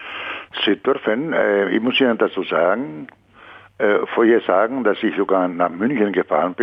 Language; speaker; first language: German; non-native, fluent; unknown